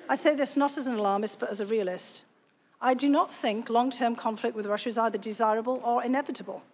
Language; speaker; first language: English; native; English